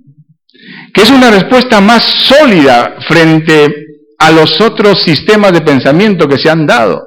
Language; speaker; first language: Spanish; native; Spanish